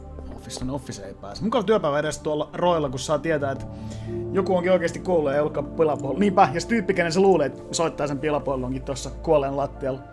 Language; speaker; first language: Finnish; native; Finnish